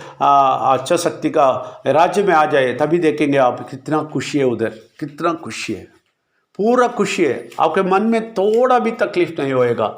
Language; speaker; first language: Hindi; non-native, local second language; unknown